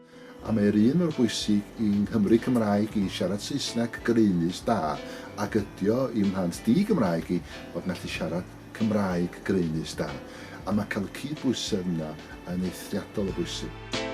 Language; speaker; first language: Welsh; native; Welsh